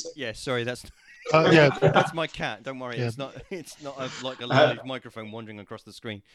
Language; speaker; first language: English; native; English